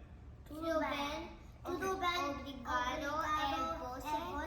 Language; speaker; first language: Portuguese; non-native, learner; English